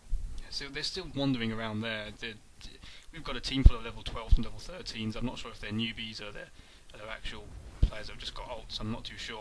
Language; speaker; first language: English; native; English